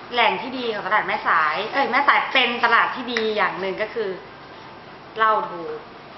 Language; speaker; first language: Thai; native; Thai